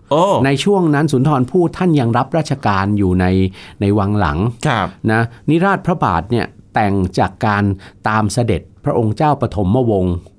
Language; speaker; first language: Thai; native; Thai